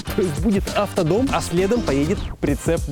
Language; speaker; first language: Russian; native; Russian